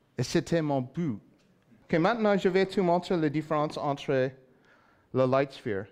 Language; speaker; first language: French; non-native, learner; English